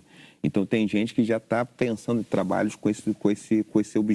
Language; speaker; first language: Portuguese; native; Portuguese